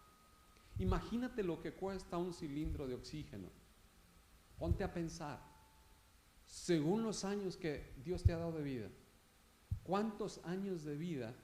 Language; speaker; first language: Spanish; native; Spanish